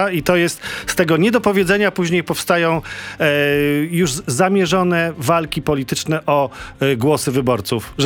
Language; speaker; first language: Polish; native; Polish